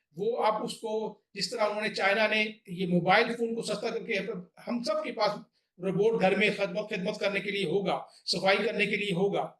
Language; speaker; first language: Urdu; native; Urdu